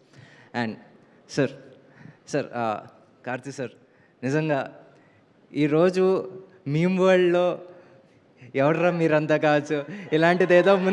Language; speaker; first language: Telugu; native; Telugu